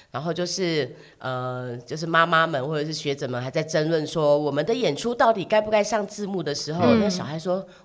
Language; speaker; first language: Chinese; native; Chinese